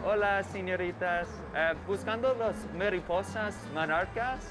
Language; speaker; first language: Spanish; non-native, learner; English